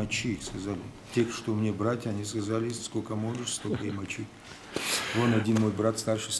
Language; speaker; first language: Russian; native; Russian